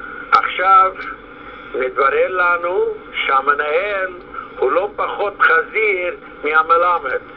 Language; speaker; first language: Hebrew; non-native, fluent; Yiddish